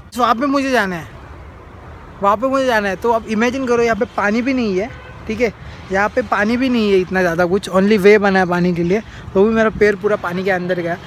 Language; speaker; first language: Hindi; non-native, local second language; Marathi